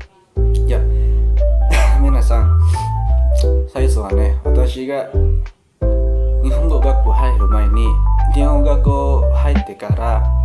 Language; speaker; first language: Japanese; non-native, learner; Indonesian